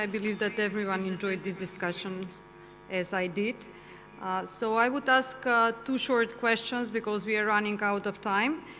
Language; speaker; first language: English; non-native, fluent; Macedonian